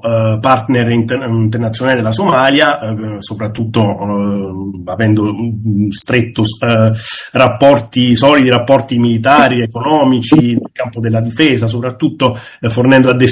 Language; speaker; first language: Italian; native; Italian